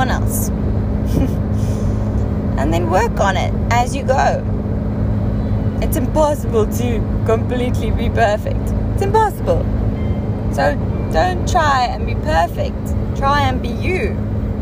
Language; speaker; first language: English; non-native, local second language; Afrikaans